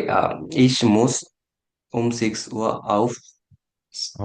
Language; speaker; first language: German; non-native, learner; Bangla